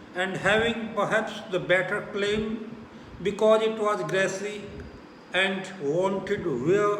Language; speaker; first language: English; non-native, local second language; Punjabi